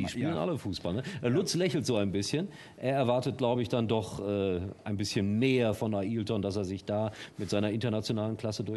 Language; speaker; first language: German; native; German